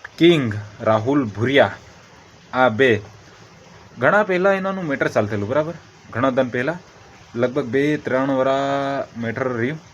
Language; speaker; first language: Gujarati; non-native, local second language; Bhili